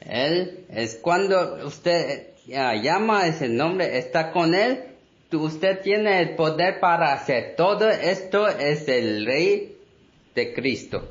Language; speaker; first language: Spanish; non-native, learner; Korean